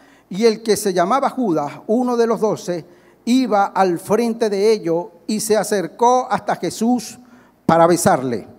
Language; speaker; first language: Spanish; native; Spanish